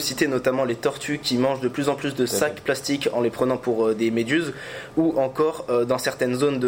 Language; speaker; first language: French; native; French